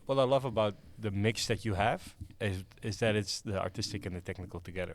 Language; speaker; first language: English; non-native, fluent; Dutch